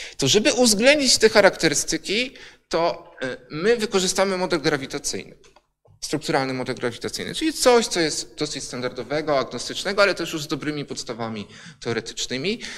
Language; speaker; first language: Polish; native; Polish